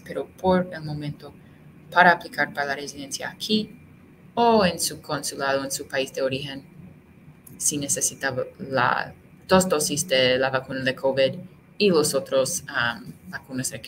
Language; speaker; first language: Spanish; non-native, fluent; English